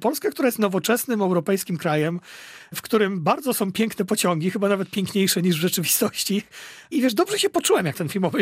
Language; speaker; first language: Polish; native; Polish